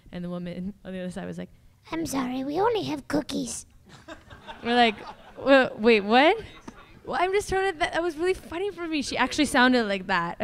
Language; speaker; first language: English; native; English